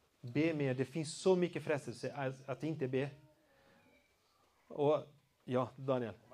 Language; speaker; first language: Swedish; non-native, fluent; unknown